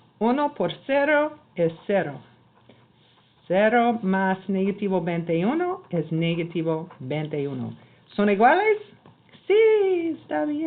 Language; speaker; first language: Spanish; non-native, learner; English